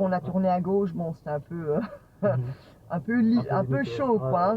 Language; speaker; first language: French; native; French